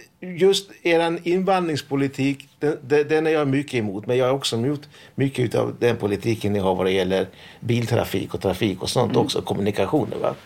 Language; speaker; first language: Swedish; early bilingual, other home language; Hungarian